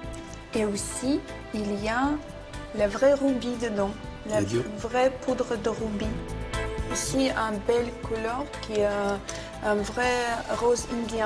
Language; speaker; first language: French; non-native, learner; Russian